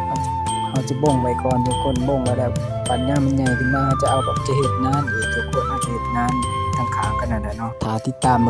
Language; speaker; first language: Thai; non-native, local second language; Lao